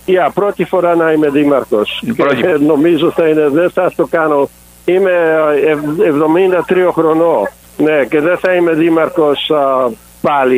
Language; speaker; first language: Greek; early bilingual, heritage; English